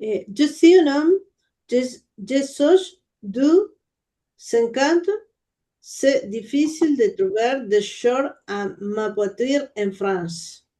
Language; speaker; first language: French; non-native, learner; Spanish